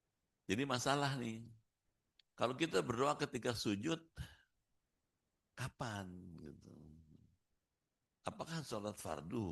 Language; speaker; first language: Indonesian; native; Indonesian